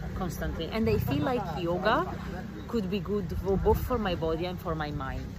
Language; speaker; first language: English; non-native, fluent; Italian